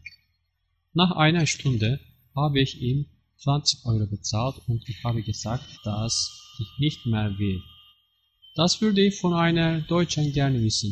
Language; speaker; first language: German; non-native, learner; Turkish